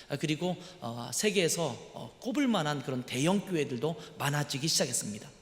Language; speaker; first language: Korean; native; Korean